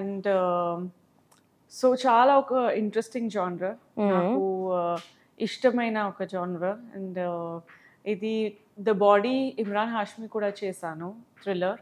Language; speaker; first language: Telugu; non-native, learner; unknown